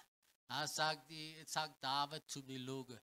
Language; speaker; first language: German; non-native, learner; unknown